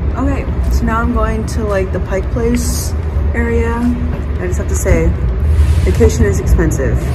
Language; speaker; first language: English; native; English